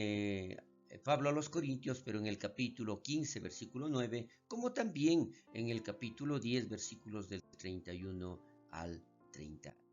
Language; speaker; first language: Spanish; native; Spanish